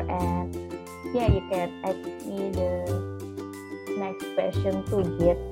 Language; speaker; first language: English; non-native, learner; Indonesian